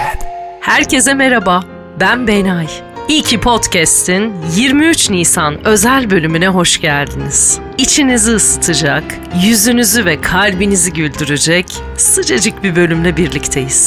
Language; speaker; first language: Turkish; native; Turkish